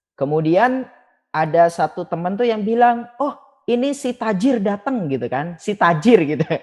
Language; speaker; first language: Indonesian; non-native, local second language; Madurese